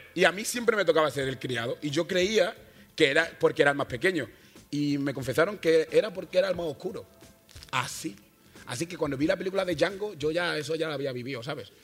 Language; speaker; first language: Spanish; early bilingual, other home language; Wolof